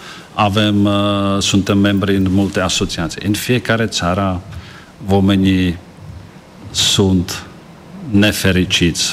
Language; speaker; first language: Romanian; non-native, learner; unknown